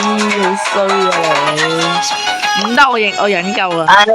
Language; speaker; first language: Chinese; early bilingual, heritage; Cantonese